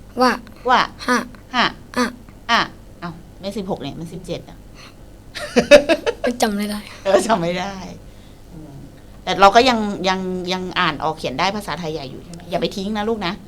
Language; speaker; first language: Thai; native; Thai